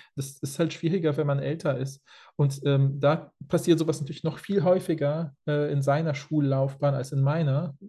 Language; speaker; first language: German; early bilingual, other home language; Polish